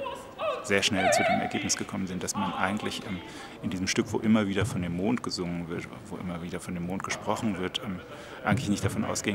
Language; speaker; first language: German; native; German